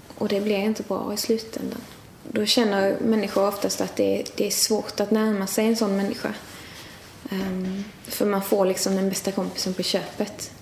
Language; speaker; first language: Swedish; native; Swedish